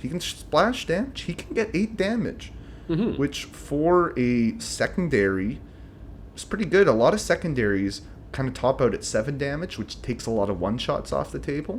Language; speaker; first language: English; native; English